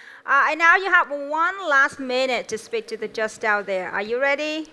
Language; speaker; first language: English; non-native, fluent; Vietnamese